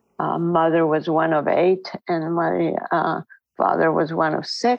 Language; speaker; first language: English; non-native, fluent; Ladino